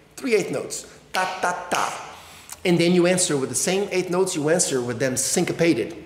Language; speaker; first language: English; non-native, fluent; Portuguese